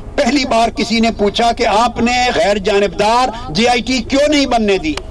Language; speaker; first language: Urdu; non-native, local second language; Punjabi